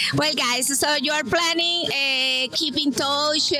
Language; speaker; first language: English; non-native, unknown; Spanish